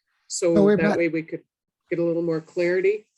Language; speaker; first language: English; native; English